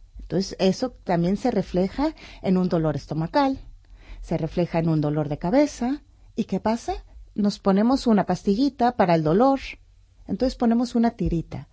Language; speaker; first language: Spanish; native; Spanish